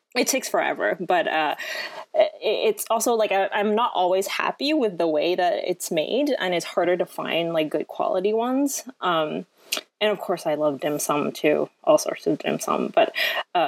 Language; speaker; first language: English; non-native, local second language; Cantonese